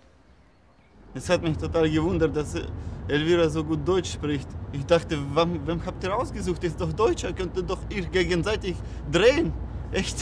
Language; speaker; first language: German; non-native, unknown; Russian